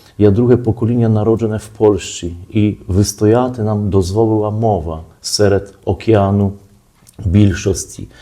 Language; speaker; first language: Ukrainian; early bilingual, heritage; Ukrainian